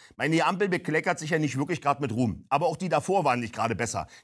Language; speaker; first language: German; native; German